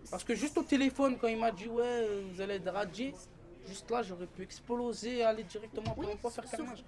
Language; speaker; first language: French; native; French